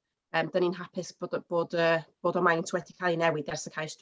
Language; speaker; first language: Welsh; native; Welsh